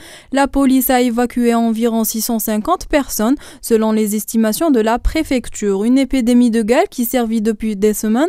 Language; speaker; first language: French; non-native, local second language; Arabic